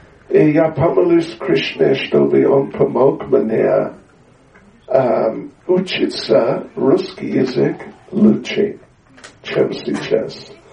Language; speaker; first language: Russian; non-native, learner; English